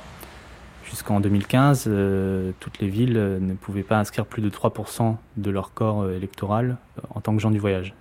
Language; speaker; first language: French; native; French